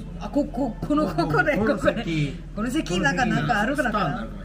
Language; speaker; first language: Japanese; non-native, learner; Korean